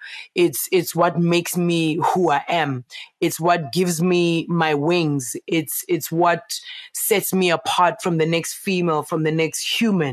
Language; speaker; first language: English; non-native, local second language; Zulu